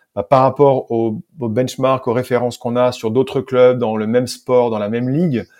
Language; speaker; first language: French; native; French